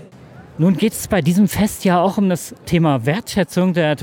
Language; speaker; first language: German; native; German